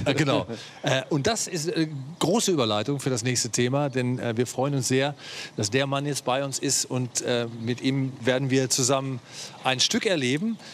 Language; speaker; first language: German; native; German